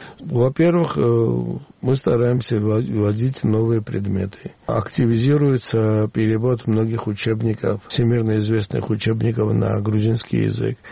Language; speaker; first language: Russian; non-native, local second language; Georgian